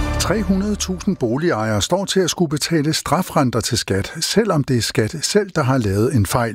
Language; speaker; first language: Danish; native; Danish